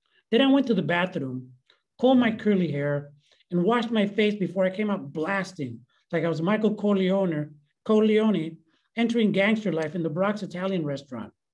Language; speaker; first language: English; early bilingual, other home language; Spanish